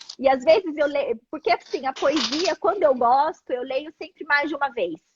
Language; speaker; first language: Portuguese; native; Portuguese